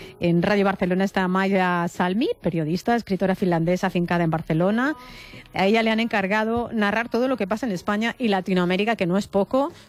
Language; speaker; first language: Spanish; native; Spanish